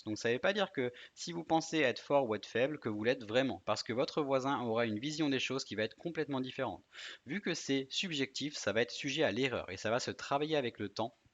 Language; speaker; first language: French; native; French